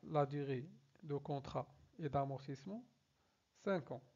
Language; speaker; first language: French; non-native, local second language; Arabic